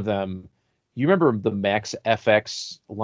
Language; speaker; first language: English; native; English